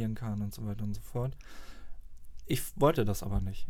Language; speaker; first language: German; native; German